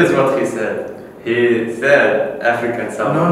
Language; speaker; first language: English; non-native, fluent; Uzbek